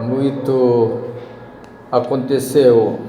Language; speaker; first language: Portuguese; non-native, learner; Korean